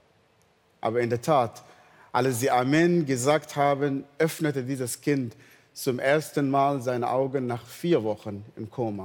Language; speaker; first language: German; non-native, fluent; Arabic